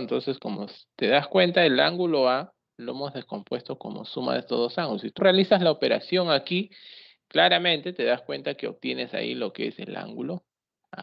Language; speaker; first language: Spanish; native; Spanish